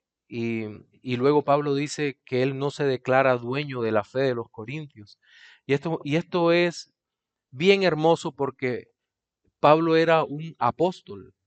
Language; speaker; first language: Spanish; native; Spanish